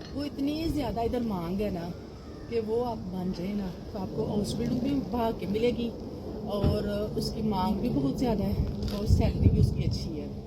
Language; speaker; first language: Urdu; non-native, local second language; Punjabi